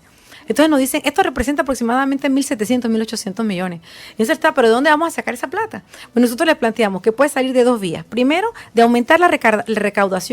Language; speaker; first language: Spanish; native; Spanish